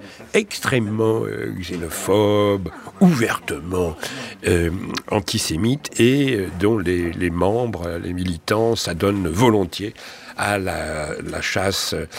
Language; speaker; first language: French; native; French